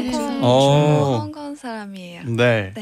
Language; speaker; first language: Korean; non-native, fluent; Cantonese